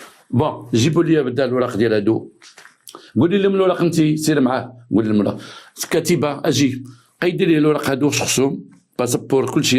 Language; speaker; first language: Arabic; native; Arabic